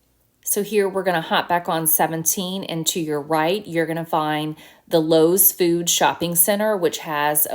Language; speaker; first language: English; native; English